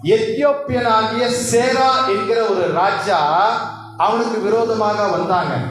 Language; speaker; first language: Tamil; non-native, local second language; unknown